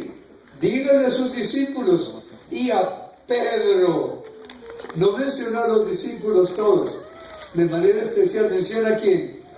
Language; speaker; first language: Spanish; native; Spanish